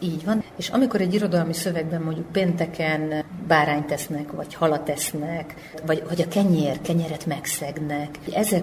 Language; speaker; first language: Hungarian; native; Hungarian